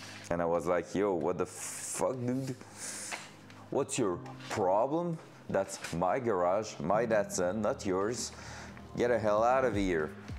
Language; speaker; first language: English; non-native, fluent; French